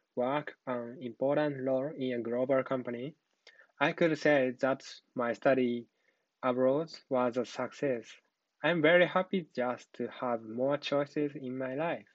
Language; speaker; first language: English; non-native, learner; Japanese